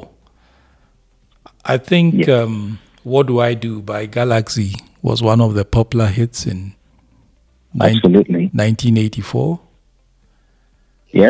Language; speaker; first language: English; non-native, local second language; Akan